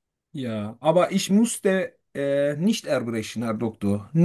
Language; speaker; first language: German; non-native, fluent; Turkish